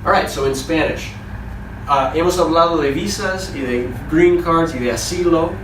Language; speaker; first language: Spanish; non-native, fluent; English